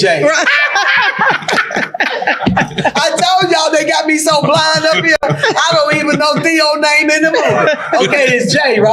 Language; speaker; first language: English; native; English